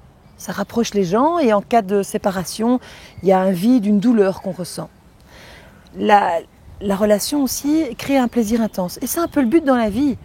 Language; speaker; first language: French; native; French